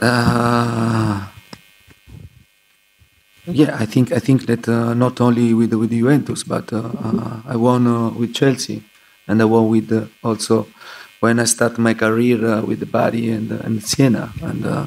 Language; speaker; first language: English; non-native, learner; Italian